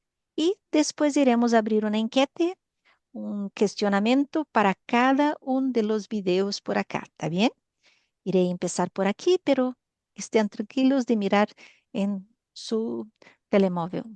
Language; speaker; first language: Spanish; non-native, learner; Portuguese